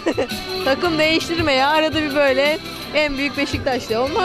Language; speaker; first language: Turkish; native; Turkish